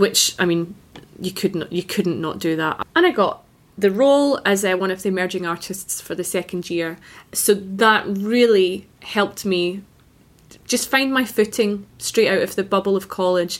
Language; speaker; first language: English; native; English